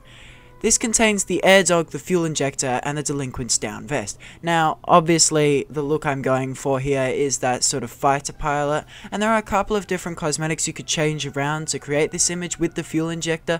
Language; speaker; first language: English; native; English